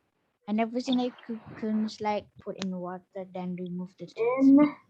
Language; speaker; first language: English; non-native, learner; Indonesian